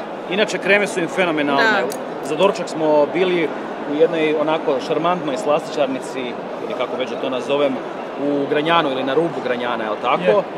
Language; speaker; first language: Croatian; native; Croatian